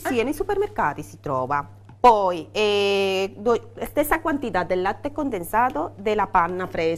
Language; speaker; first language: Italian; non-native, fluent; Spanish